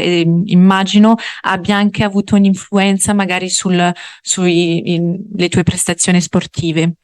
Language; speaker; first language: Italian; native; Italian